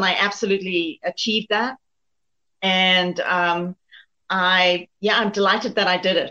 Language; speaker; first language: English; native; English